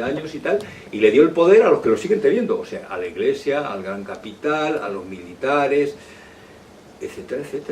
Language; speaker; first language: Spanish; native; Spanish